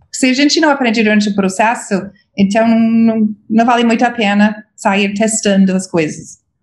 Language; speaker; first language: Portuguese; non-native, fluent; English